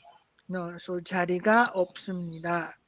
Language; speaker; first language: Korean; non-native, learner; Filipino